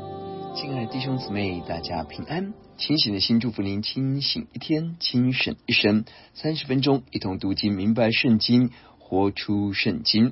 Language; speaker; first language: Chinese; native; Chinese